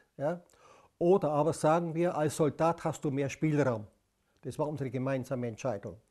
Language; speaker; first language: German; native; German